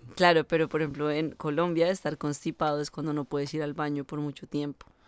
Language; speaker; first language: Spanish; native; Spanish